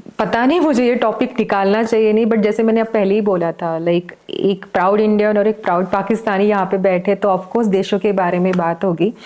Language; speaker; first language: Hindi; native; Hindi